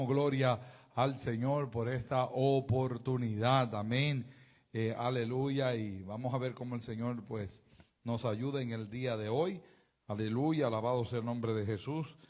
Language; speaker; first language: Spanish; native; Spanish